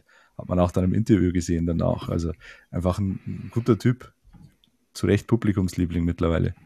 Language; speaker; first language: German; native; German